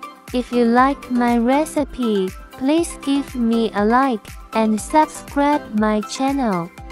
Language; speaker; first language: English; non-native, learner; Chinese